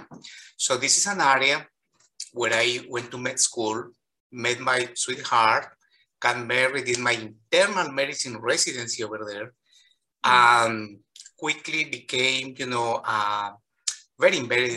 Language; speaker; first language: English; non-native, fluent; Spanish